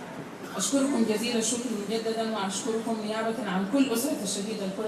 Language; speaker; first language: Arabic; native; Arabic